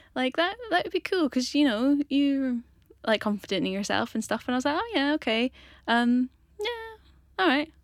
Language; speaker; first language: English; native; English